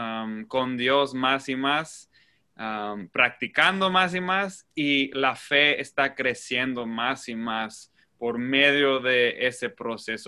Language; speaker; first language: Spanish; non-native, fluent; English